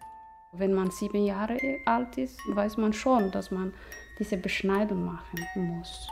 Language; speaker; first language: German; non-native, learner; Somali